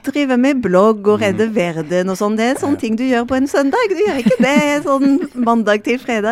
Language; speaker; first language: Norwegian; non-native, fluent; French